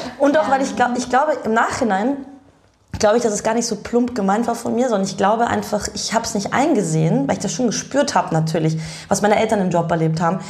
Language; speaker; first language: German; early bilingual, other home language; Bulgarian